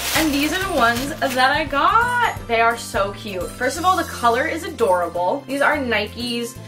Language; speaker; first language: English; native; English